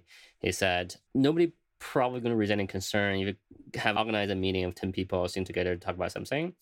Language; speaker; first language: English; non-native, fluent; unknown